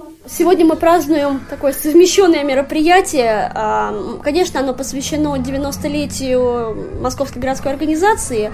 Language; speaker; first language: Russian; native; Russian